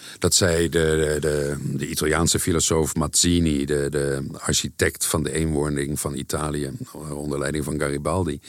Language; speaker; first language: Dutch; native; Dutch